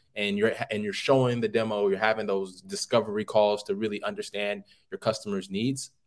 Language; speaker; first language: English; native; English